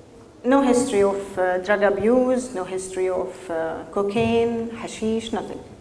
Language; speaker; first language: English; non-native, fluent; Arabic